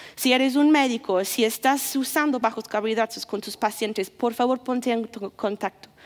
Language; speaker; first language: Spanish; non-native, fluent; English